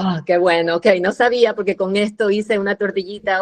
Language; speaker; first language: Spanish; native; Spanish